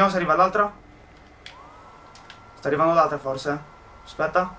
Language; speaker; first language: Italian; native; Italian